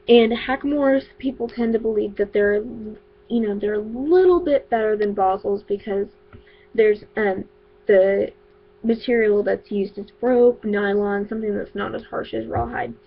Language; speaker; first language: English; native; English